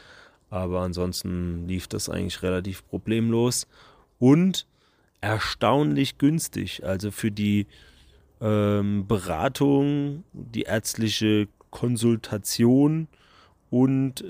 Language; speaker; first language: German; native; German